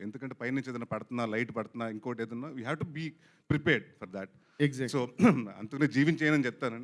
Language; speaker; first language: Telugu; native; Telugu